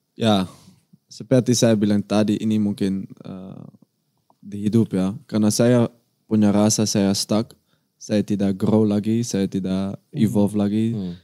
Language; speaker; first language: Indonesian; non-native, learner; Dutch